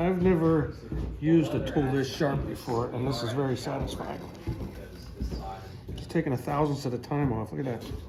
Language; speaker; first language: English; native; English